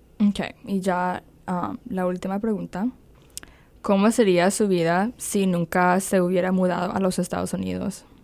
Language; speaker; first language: Spanish; early bilingual, heritage; Spanish